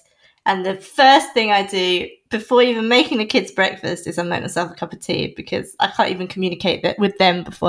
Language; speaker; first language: English; native; English